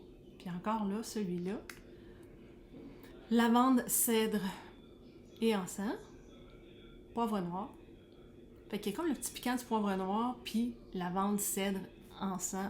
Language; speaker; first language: French; native; French